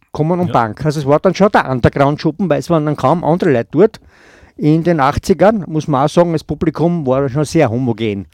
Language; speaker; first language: German; native; German